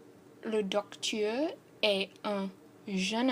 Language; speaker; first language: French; non-native, learner; English